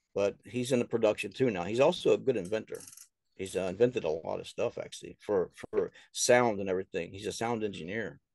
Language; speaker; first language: English; native; English